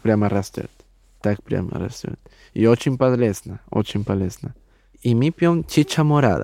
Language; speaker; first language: Russian; non-native, learner; Spanish